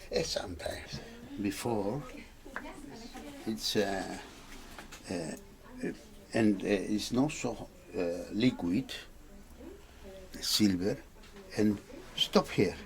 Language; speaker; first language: English; non-native, learner; Greek